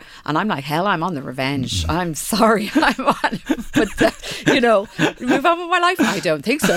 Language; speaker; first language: English; native; English